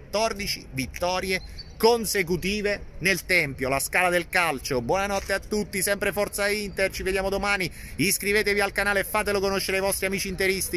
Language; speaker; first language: Italian; native; Italian